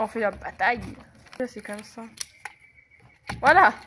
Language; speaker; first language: French; native; French